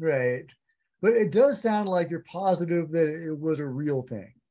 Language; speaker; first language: English; native; English